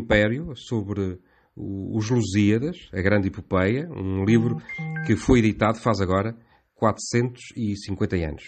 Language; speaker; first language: Portuguese; native; Portuguese